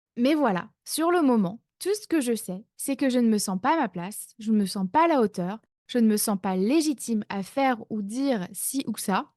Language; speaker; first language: French; native; French